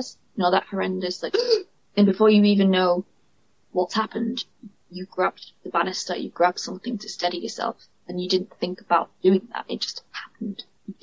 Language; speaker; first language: English; native; English